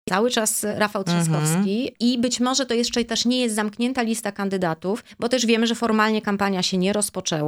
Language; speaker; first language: Polish; native; Polish